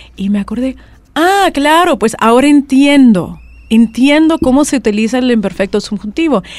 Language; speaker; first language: Spanish; non-native, fluent; Russian